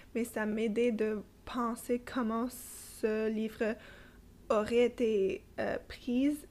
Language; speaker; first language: French; non-native, fluent; English